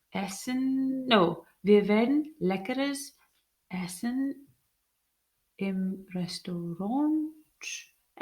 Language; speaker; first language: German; non-native, learner; English